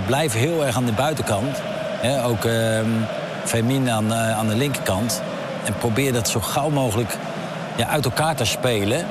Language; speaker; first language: Dutch; native; Dutch